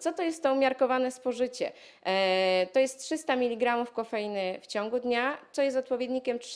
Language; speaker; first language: Polish; native; Polish